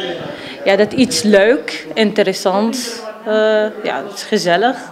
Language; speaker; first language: Dutch; non-native, learner; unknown